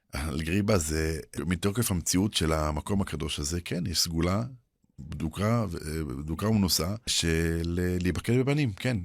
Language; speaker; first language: Hebrew; early bilingual, other home language; Arabic